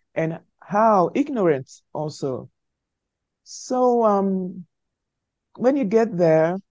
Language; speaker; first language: English; non-native, local second language; French